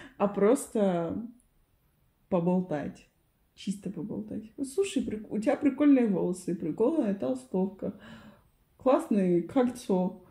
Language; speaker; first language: Russian; non-native, fluent; Spanish